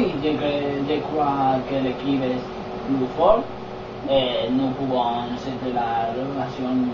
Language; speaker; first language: French; non-native, learner; Spanish